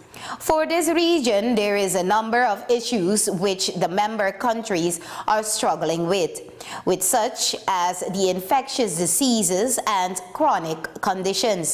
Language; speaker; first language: English; non-native, fluent; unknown